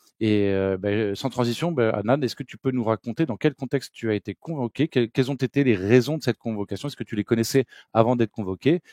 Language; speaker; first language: French; native; French